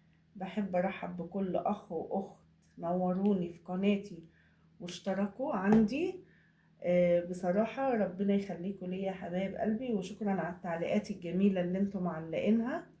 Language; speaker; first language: Arabic; native; Arabic